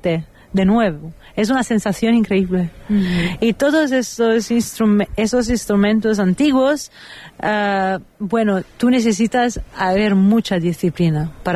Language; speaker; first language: Spanish; non-native, fluent; Italian